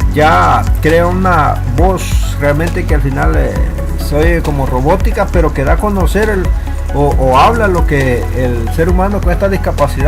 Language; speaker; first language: Spanish; native; Spanish